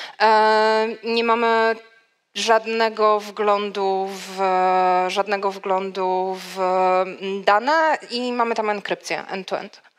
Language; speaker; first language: Polish; native; Polish